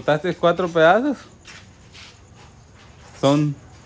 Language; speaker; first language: Spanish; native; Spanish